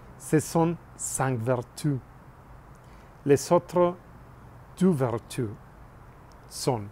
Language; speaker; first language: French; non-native, learner; Spanish